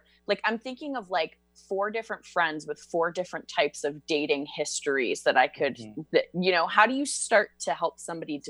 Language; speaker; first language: English; native; English